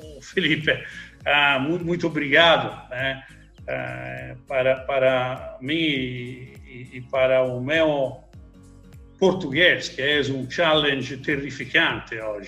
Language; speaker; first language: Portuguese; non-native, learner; Italian